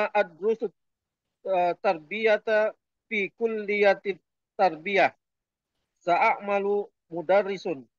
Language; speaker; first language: Arabic; non-native, learner; Indonesian